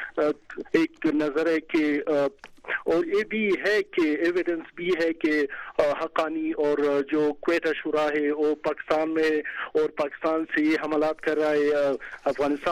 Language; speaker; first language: Hindi; non-native, learner; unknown